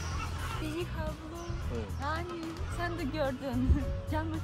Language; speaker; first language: Turkish; non-native, learner; Russian